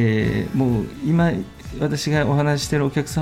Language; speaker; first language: Japanese; native; Japanese